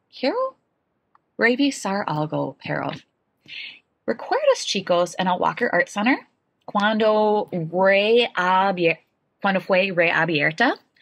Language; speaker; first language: Spanish; non-native, learner; English